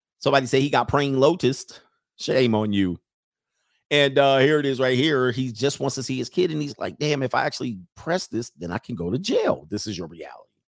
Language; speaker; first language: English; native; English